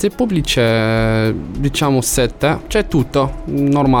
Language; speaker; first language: Italian; non-native, learner; Arabic